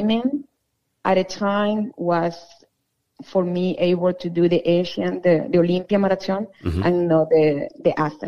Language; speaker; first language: English; non-native, fluent; Spanish